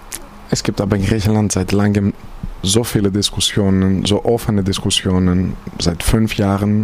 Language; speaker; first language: German; non-native, fluent; Greek